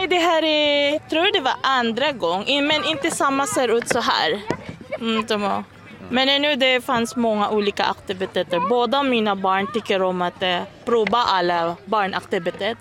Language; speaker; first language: Swedish; non-native, learner; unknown